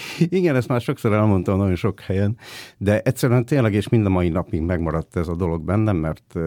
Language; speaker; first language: Hungarian; native; Hungarian